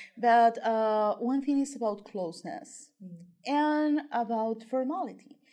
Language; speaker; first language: English; non-native, fluent; Spanish